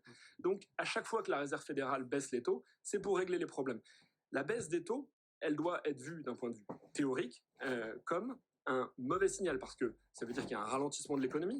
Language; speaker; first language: French; native; French